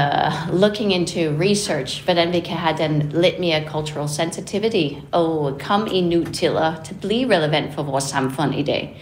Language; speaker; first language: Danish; non-native, fluent; English